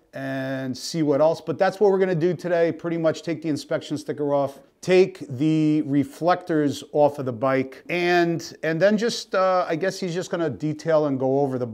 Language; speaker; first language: English; native; English